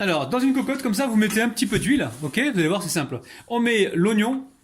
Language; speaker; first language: French; native; French